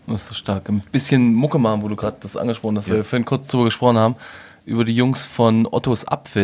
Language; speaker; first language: German; native; German